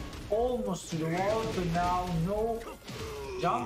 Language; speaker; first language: English; non-native, fluent; Italian